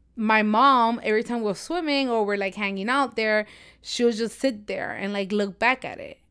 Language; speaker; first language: English; native; English